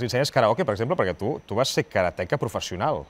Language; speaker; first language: Catalan; native; Catalan